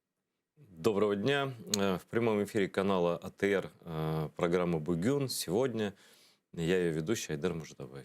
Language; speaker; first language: Russian; native; Russian